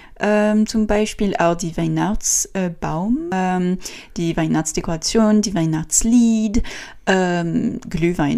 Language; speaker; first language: German; non-native, learner; French